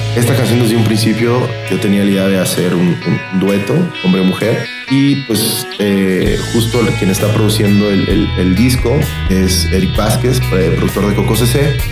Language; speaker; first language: Spanish; native; Spanish